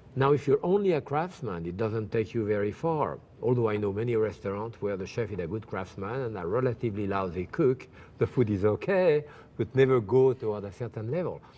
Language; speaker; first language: English; non-native, fluent; French